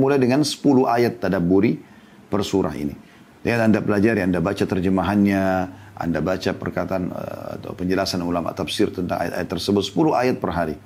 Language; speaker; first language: Indonesian; native; Indonesian